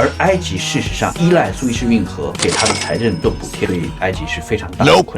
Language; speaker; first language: Chinese; native; Chinese